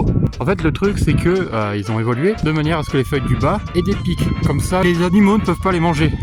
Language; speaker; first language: French; native; French